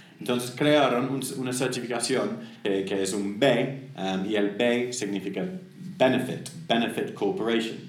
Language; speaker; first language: Spanish; non-native, fluent; English